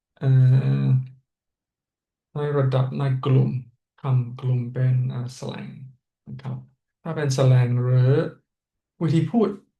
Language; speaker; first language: Thai; non-native, fluent; English